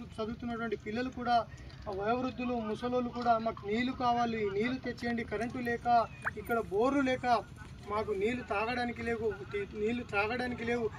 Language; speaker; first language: Telugu; non-native, local second language; Lambadi